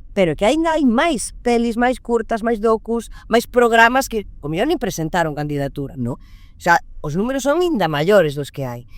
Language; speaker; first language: Galician; non-native, local second language; Spanish